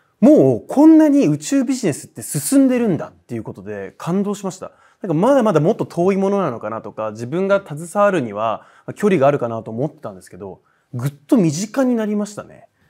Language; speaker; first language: Japanese; native; Japanese